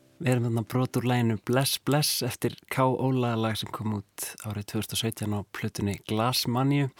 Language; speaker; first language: Icelandic; native; Icelandic